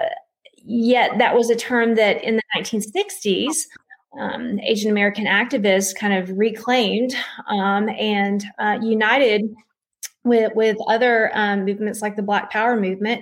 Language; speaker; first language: English; native; English